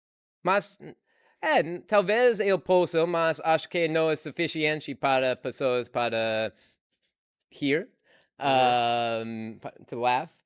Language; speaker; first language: Portuguese; non-native, learner; English